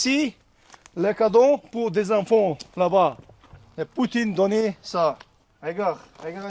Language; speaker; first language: French; non-native, learner; Chechen